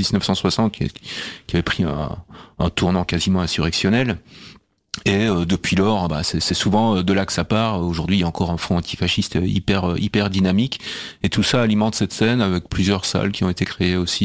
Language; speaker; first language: French; native; French